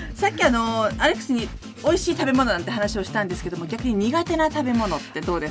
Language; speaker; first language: Japanese; native; Japanese